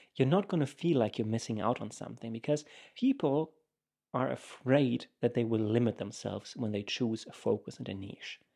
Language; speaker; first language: English; non-native, fluent; German